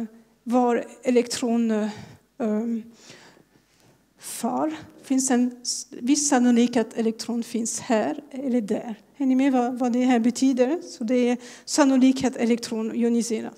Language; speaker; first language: Swedish; non-native, fluent; French